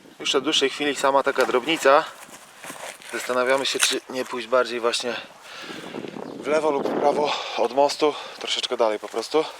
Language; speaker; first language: Polish; native; Polish